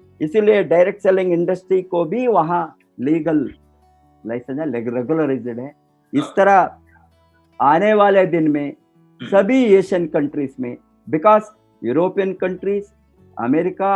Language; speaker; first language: Hindi; non-native, local second language; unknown